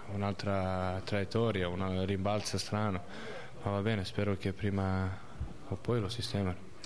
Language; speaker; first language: Italian; non-native, fluent; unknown